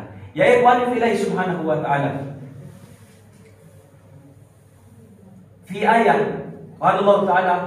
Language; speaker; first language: Arabic; non-native, learner; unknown